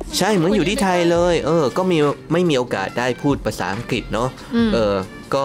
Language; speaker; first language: Thai; native; Thai